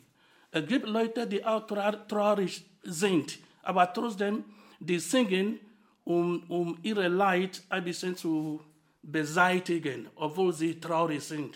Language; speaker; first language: German; non-native, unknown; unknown